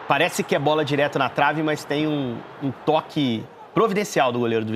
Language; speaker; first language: Portuguese; native; Portuguese